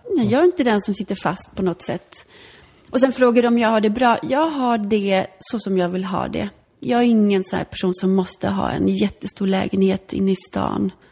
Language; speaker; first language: Swedish; early bilingual, other home language; Polish